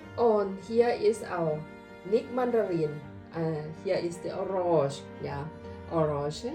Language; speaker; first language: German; non-native, learner; Thai